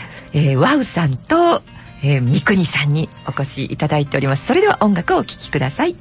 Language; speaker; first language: Japanese; native; Japanese